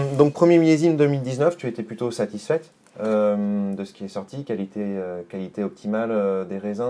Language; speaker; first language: French; native; French